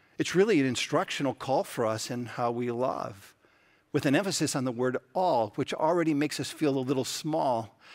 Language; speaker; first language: English; native; English